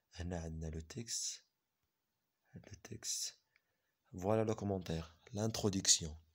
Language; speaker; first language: French; non-native, local second language; Arabic